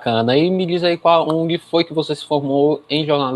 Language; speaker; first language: Portuguese; native; Portuguese